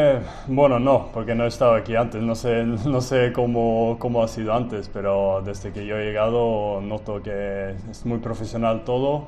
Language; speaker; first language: Spanish; non-native, fluent; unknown